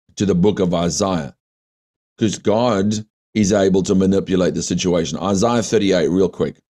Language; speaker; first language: English; early bilingual, other home language; Afrikaans